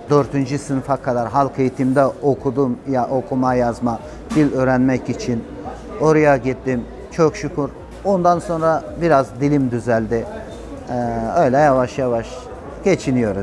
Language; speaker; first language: Turkish; non-native, learner; Persian